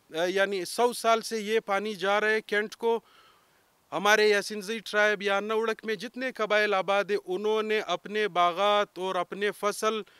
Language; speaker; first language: Urdu; non-native, local second language; Pashto